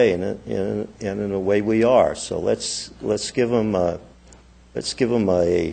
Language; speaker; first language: English; native; English